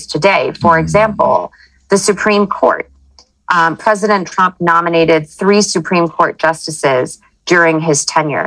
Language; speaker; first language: English; native; English